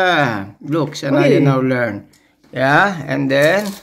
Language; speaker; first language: English; non-native, local second language; Filipino